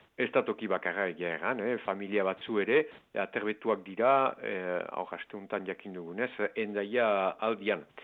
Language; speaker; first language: Basque; native; Basque